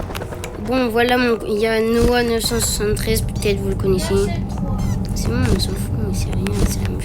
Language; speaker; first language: French; native; French